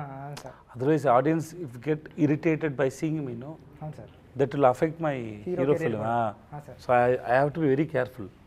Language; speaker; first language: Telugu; non-native, learner; Tamil